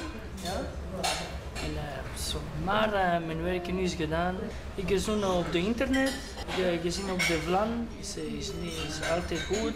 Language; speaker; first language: Dutch; non-native, local second language; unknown